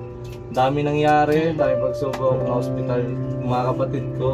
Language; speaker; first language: Filipino; non-native, local second language; Bikol